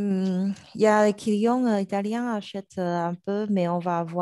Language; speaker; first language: French; non-native, learner; Chinese